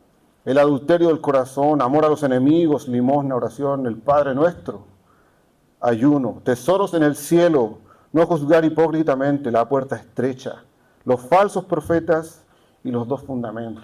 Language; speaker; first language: Spanish; native; Spanish